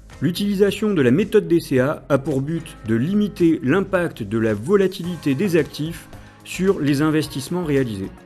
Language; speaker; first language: French; native; French